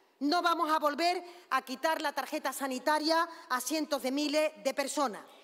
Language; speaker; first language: Spanish; native; Spanish